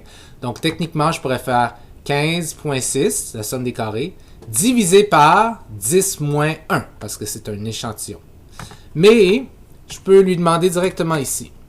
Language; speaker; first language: French; native; French